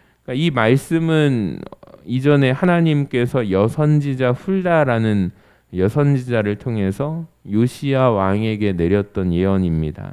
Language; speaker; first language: Korean; native; Korean